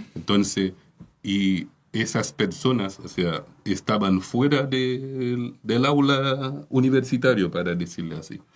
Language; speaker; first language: Spanish; non-native, fluent; Haitian Creole